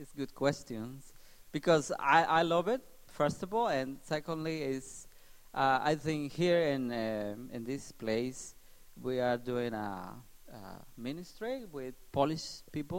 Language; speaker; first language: English; non-native, learner; Spanish